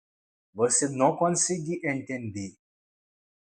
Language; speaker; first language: Portuguese; non-native, learner; Haitian Creole